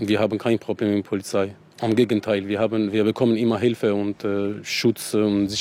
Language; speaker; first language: German; non-native, learner; Arabic